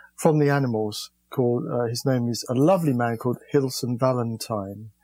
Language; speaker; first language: English; native; English